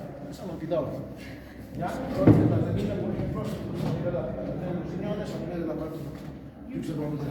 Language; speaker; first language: Spanish; native; Spanish